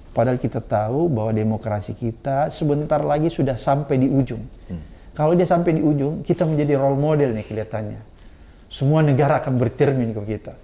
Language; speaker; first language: Indonesian; native; Indonesian